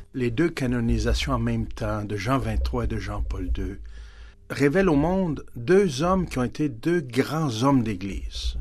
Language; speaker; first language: French; native; French